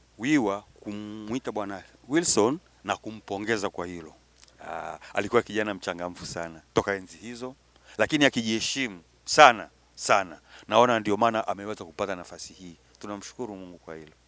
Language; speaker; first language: Swahili; native; Swahili